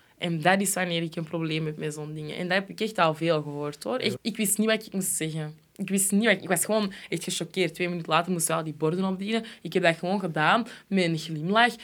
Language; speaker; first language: Dutch; early bilingual, other home language; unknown